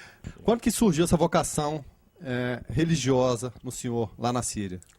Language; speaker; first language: Portuguese; native; Portuguese